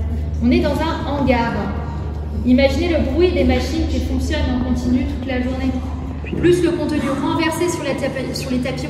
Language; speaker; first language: French; native; French